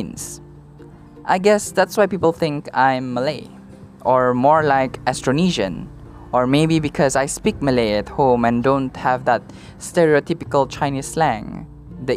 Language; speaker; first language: English; non-native, local second language; Malay